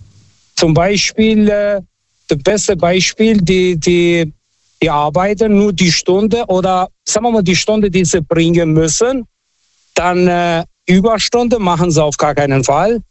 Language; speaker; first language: German; non-native, fluent; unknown